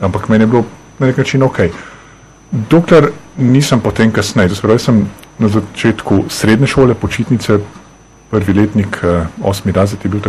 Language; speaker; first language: Slovenian; native; Slovenian